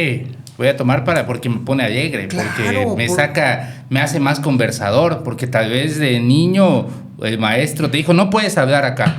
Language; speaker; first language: Spanish; native; Spanish